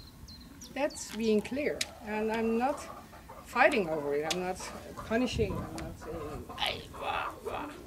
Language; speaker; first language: English; non-native, fluent; Dutch